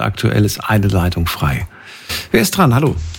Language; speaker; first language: German; native; German